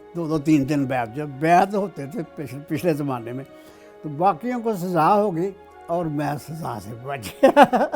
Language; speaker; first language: Urdu; non-native, local second language; Punjabi